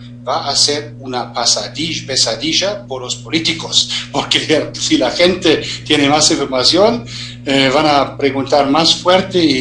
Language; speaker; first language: Spanish; non-native, fluent; German